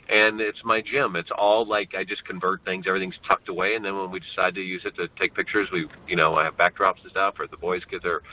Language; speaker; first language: English; native; English